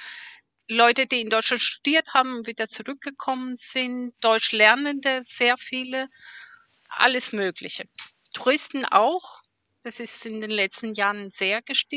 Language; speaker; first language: German; early bilingual, heritage; German